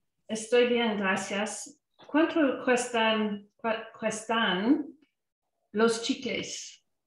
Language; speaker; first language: Spanish; non-native, learner; English